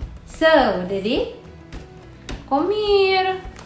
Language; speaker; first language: English; non-native, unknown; Indonesian